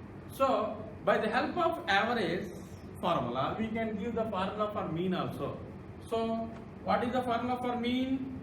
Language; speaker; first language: English; non-native, local second language; Telugu